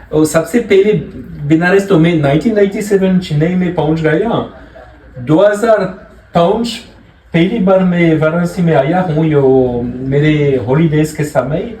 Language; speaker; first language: Hindi; non-native, learner; French